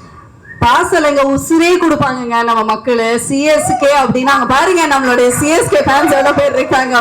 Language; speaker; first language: Tamil; native; Tamil